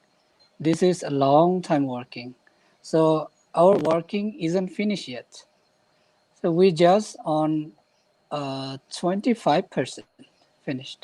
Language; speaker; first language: English; non-native, fluent; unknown